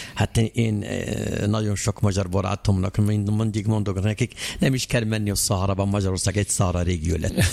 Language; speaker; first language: Hungarian; non-native, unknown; Arabic